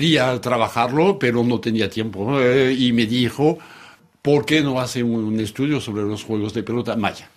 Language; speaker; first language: Spanish; non-native, fluent; French